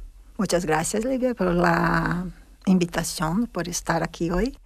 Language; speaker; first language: Spanish; non-native, fluent; Portuguese